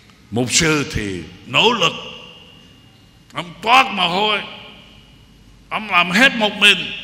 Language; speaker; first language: Vietnamese; non-native, fluent; English